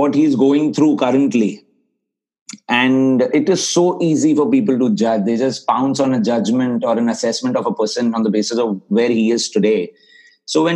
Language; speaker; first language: English; non-native, local second language; Hindi